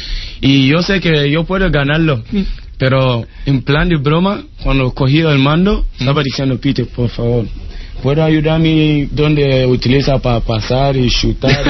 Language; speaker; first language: Spanish; non-native, learner; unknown